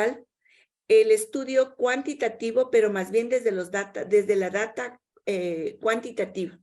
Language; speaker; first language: Spanish; native; Spanish